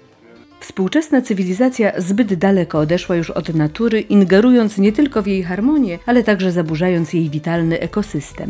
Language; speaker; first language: Polish; native; Polish